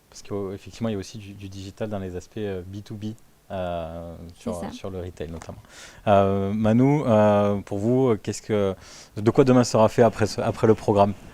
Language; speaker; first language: French; native; French